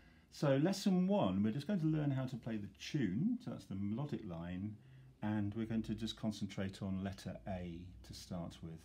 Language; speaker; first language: English; native; English